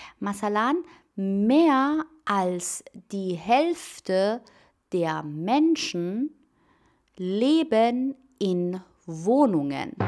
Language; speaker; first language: German; non-native, fluent; Persian